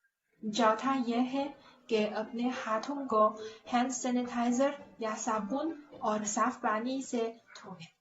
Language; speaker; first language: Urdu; non-native, learner; Chinese